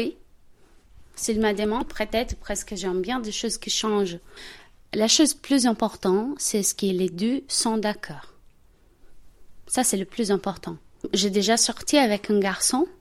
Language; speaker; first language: French; non-native, learner; Portuguese